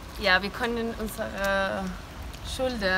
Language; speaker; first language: German; non-native, learner; Spanish